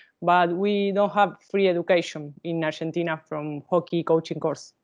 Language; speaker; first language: English; non-native, learner; Spanish